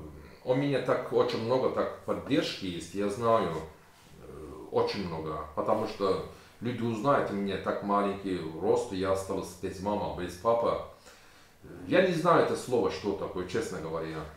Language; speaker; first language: Russian; non-native, learner; Turkish